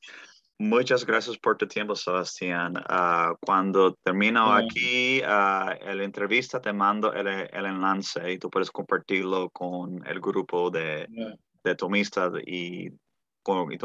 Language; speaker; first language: Spanish; early bilingual, heritage; Spanish